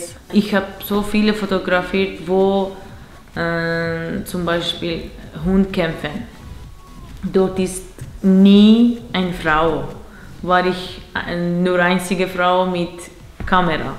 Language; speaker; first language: German; non-native, learner; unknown